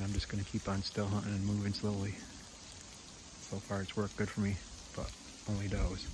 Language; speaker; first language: English; native; English